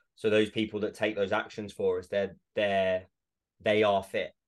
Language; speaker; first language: English; native; English